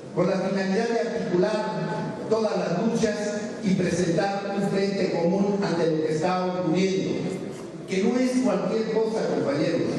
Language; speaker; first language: Spanish; native; Spanish